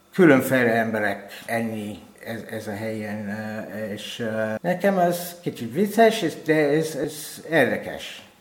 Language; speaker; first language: Hungarian; non-native, learner; English